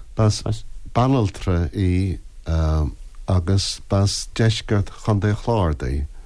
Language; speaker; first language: Irish; non-native, local second language; English